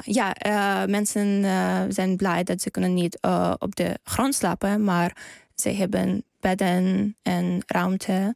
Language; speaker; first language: Dutch; non-native, learner; Ukrainian